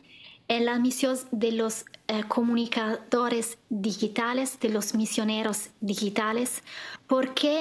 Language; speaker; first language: Spanish; non-native, fluent; Italian